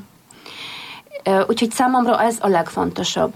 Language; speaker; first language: Hungarian; non-native, fluent; Polish